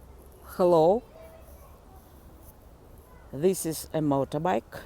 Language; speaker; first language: English; non-native, learner; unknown